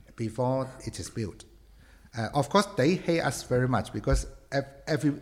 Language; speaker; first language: English; non-native, local second language; Cantonese